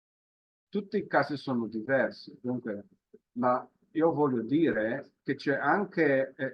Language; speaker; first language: Italian; non-native, fluent; Polish